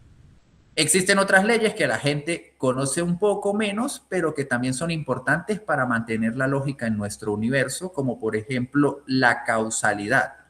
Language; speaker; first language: Spanish; native; Spanish